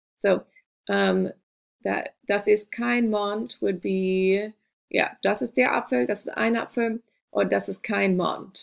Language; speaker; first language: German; non-native, fluent; English